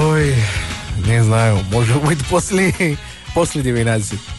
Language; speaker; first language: Russian; non-native, learner; Spanish